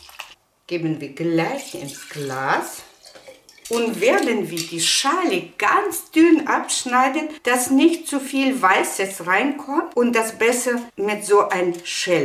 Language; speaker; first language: German; non-native, learner; Russian